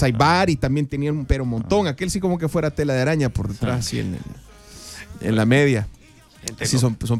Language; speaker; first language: Spanish; native; Spanish